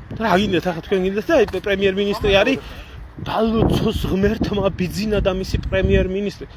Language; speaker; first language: Georgian; native; Georgian